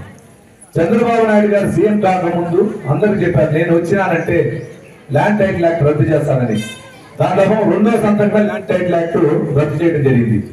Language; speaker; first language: Telugu; native; Telugu